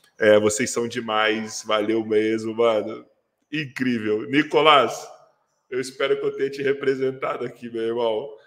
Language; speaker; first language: Portuguese; native; Portuguese